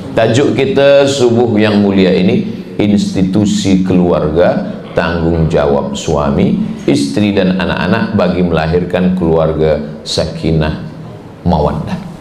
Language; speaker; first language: Malay; native; Malay